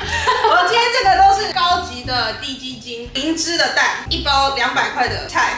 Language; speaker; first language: Chinese; native; Chinese